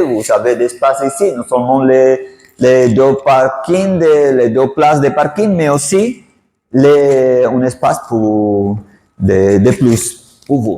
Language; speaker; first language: French; non-native, fluent; Spanish